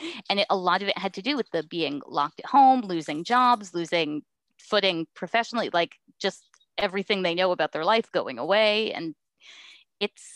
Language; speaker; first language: English; native; English